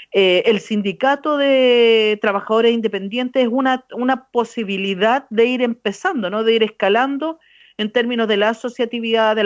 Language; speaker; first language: Spanish; native; Spanish